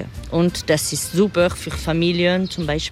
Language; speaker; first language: German; non-native, fluent; French